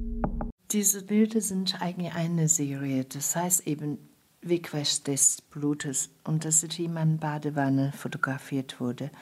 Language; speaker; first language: German; non-native, fluent; Chinese